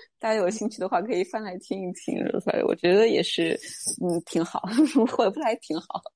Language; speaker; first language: Chinese; native; Chinese